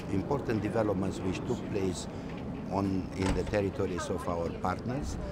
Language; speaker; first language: English; non-native, fluent; Romanian